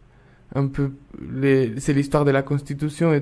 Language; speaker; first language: French; non-native, fluent; Spanish